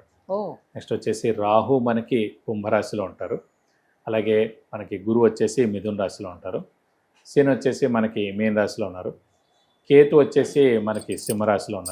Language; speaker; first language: Telugu; native; Telugu